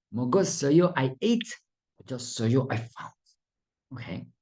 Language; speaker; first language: Korean; non-native, fluent; Russian